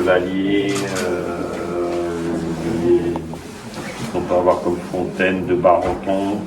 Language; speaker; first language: French; native; French